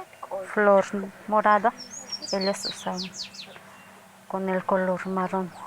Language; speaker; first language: Spanish; non-native, local second language; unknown